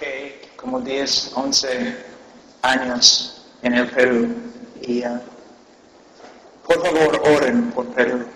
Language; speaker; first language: Spanish; non-native, fluent; English